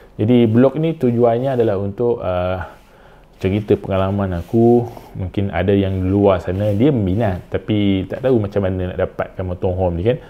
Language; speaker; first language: Malay; native; Malay